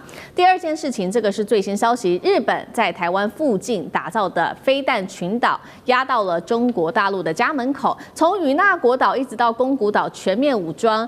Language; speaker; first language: Chinese; native; Chinese